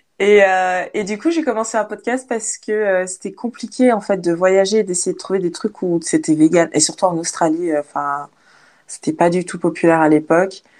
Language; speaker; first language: French; native; French